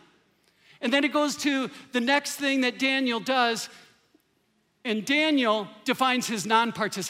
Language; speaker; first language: English; native; English